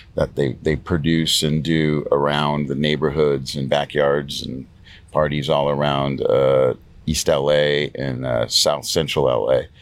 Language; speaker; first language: English; native; English